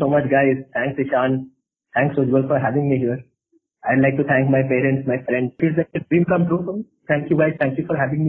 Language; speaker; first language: English; non-native, local second language; Malayalam